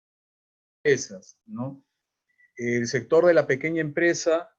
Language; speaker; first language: Spanish; native; Spanish